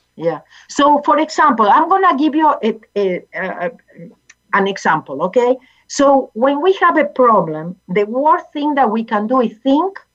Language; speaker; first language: English; non-native, fluent; Spanish